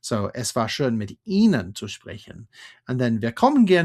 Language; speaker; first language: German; non-native, fluent; English